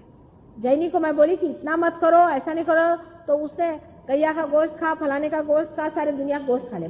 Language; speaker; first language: Hindi; non-native, local second language; Marathi